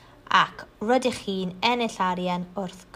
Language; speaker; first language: Welsh; non-native, local second language; English